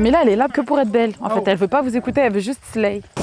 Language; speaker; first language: French; native; French